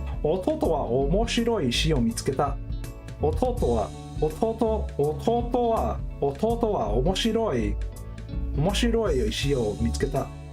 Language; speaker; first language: Japanese; non-native, learner; English